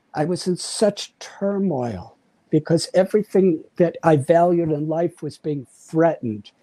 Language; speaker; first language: English; native; English